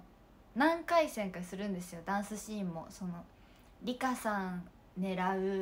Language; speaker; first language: Japanese; native; Japanese